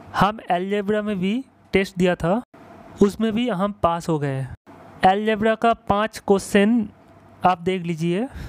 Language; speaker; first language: Hindi; non-native, local second language; Bangla